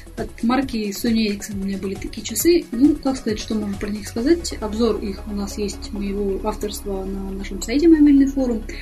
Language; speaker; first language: Russian; native; Russian